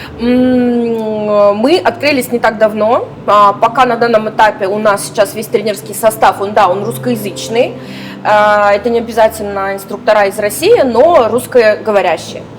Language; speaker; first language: Russian; native; Russian